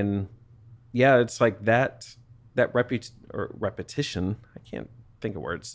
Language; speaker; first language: English; native; English